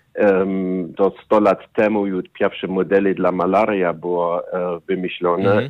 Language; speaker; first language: Polish; non-native, learner; German